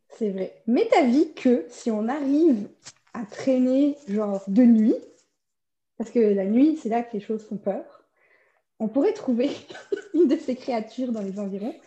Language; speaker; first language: French; native; French